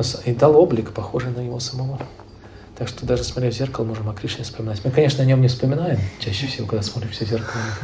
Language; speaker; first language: Russian; native; Russian